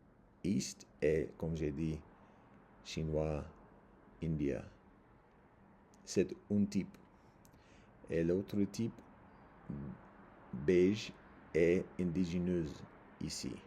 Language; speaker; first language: French; non-native, learner; English